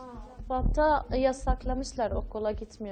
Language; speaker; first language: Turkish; non-native, learner; Arabic